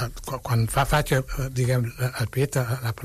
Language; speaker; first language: Catalan; non-native, fluent; Wolof